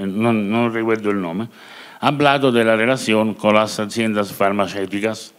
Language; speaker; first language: Spanish; non-native, learner; Italian